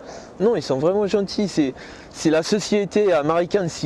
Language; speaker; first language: French; non-native, learner; English